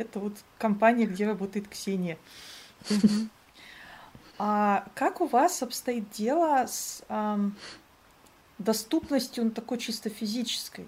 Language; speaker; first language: Russian; native; Russian